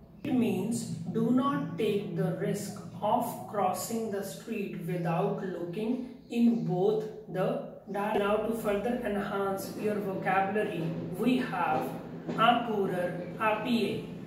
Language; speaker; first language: English; non-native, local second language; Punjabi